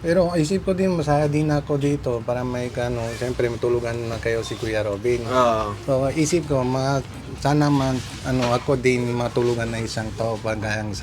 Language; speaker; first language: Filipino; non-native, learner; Punjabi